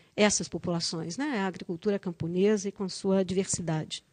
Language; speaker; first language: Portuguese; native; Portuguese